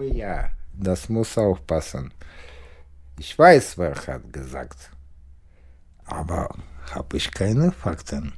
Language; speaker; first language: German; non-native, learner; Russian